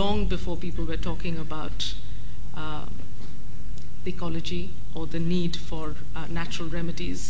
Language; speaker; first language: English; non-native, local second language; Bangla